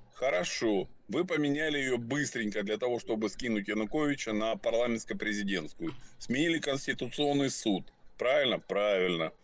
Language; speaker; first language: Ukrainian; non-native, local second language; Russian